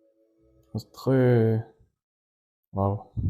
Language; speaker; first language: French; native; French